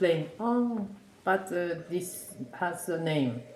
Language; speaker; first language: English; non-native, learner; Japanese